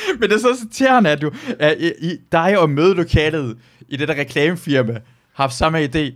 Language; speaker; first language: Danish; early bilingual, other home language; Persian